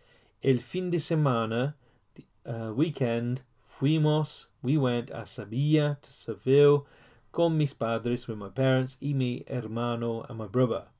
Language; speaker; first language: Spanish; non-native, fluent; English